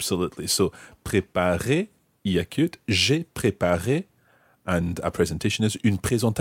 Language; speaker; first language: French; non-native, fluent; English